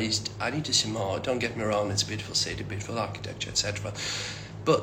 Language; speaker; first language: English; non-native, fluent; Russian